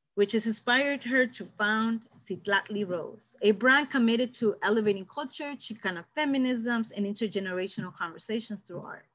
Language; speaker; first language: English; native; English